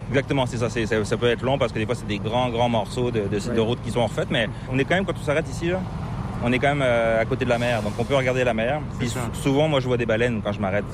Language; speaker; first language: French; native; French